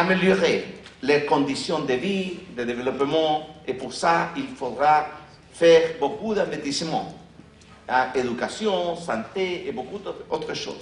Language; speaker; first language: French; non-native, fluent; Spanish